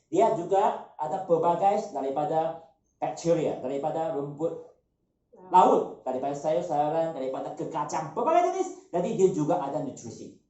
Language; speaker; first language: Malay; non-native, local second language; Chinese